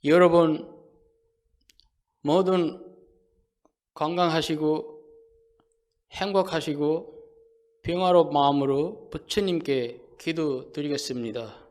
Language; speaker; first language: Korean; non-native, fluent; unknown